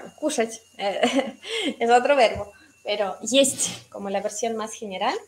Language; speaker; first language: Spanish; non-native, fluent; Russian